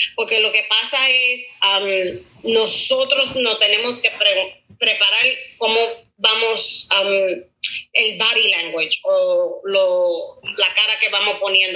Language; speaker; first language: Spanish; early bilingual, heritage; Spanish